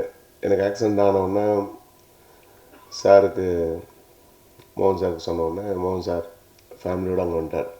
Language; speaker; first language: Tamil; native; Tamil